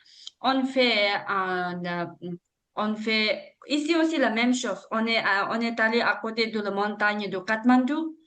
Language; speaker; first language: French; non-native, learner; Tibetan